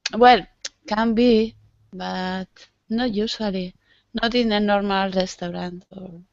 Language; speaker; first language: English; non-native, learner; Spanish